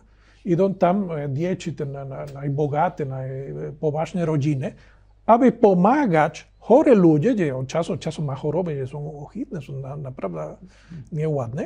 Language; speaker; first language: Polish; non-native, learner; Spanish